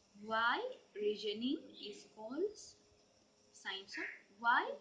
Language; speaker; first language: English; non-native, local second language; Assamese